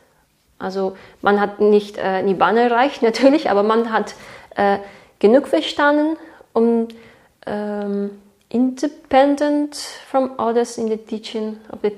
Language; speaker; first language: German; non-native, fluent; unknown